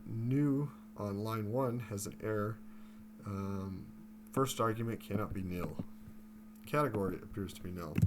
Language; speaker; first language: English; native; English